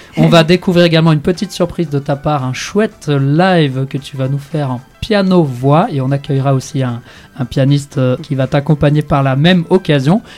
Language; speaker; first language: French; native; French